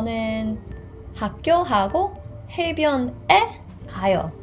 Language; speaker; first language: Korean; non-native, fluent; English